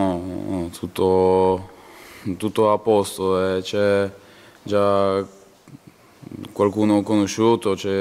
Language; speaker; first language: Italian; non-native, learner; Polish